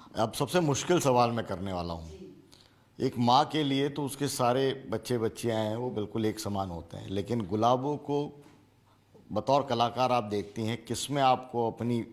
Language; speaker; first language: Hindi; native; Hindi